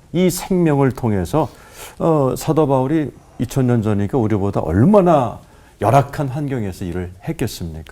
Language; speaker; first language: Korean; native; Korean